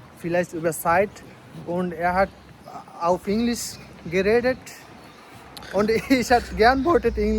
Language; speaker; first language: German; non-native, learner; Bangla